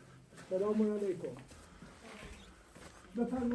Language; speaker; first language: Persian; native; Persian